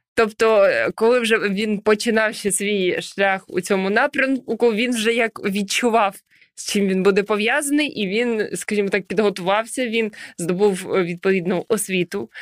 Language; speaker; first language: Ukrainian; native; Ukrainian